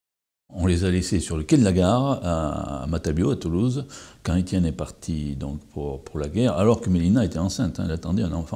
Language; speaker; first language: French; native; French